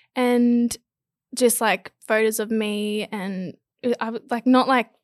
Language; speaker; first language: English; native; English